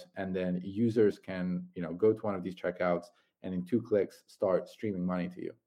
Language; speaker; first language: English; non-native, fluent; Italian